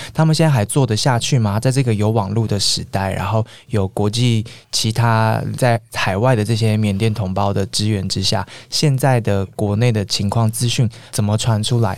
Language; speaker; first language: Chinese; native; Chinese